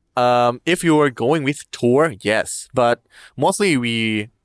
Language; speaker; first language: English; non-native, learner; Thai